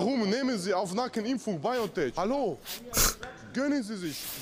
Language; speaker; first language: German; early bilingual, other home language; Russian